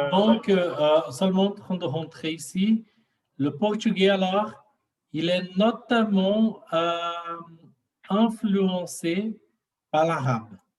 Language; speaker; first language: French; non-native, learner; Portuguese